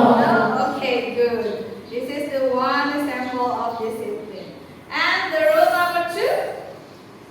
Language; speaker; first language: English; non-native, fluent; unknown